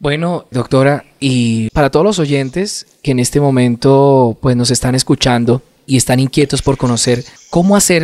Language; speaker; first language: Spanish; native; Spanish